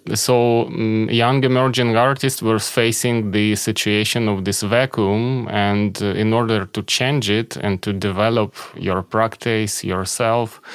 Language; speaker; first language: English; non-native, fluent; Ukrainian